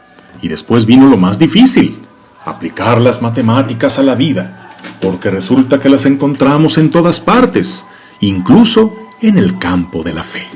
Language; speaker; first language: Spanish; native; Spanish